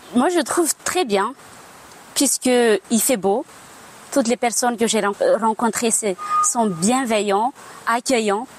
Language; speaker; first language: French; non-native, local second language; Malagasy